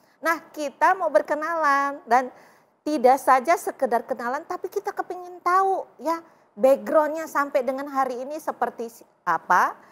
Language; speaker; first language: Indonesian; native; Indonesian